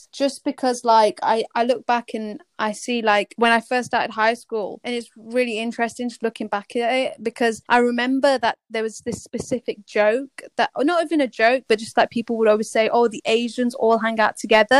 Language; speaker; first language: English; native; English